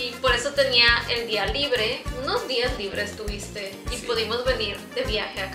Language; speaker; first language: Spanish; native; Spanish